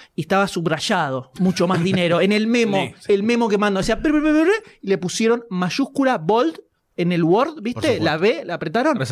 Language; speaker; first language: Spanish; native; Spanish